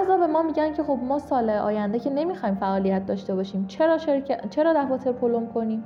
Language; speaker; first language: Persian; native; Persian